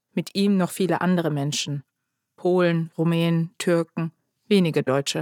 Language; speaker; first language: German; early bilingual, other home language; Turkish